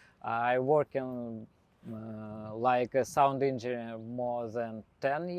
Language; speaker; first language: English; non-native, learner; Belarusian